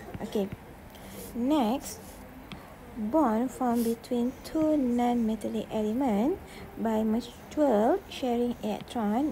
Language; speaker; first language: English; non-native, local second language; Malay